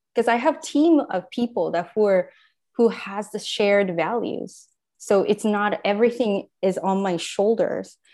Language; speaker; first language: English; non-native, fluent; Japanese